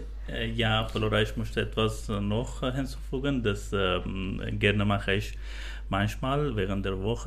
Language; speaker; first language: German; non-native, learner; Persian